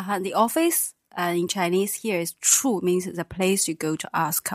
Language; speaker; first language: English; non-native, fluent; Chinese